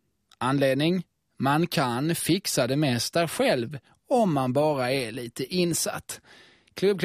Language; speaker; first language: Swedish; native; Swedish